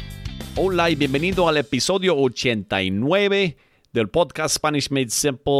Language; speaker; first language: Spanish; non-native, fluent; English